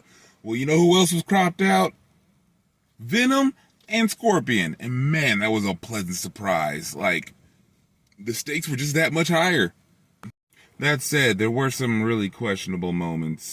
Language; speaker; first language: English; native; English